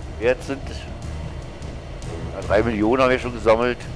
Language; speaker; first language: German; native; German